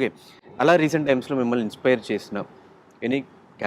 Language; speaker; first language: Telugu; native; Telugu